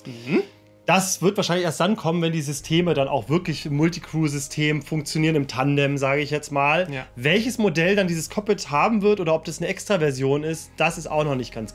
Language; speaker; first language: German; native; German